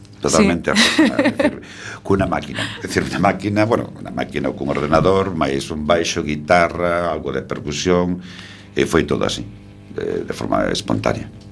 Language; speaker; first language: Galician; non-native, local second language; Spanish